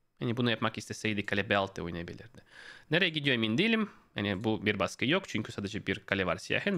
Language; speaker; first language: Turkish; non-native, fluent; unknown